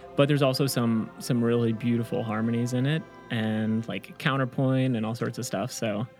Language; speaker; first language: English; early bilingual, other home language; Arabic